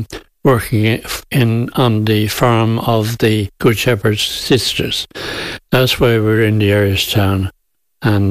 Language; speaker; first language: English; native; English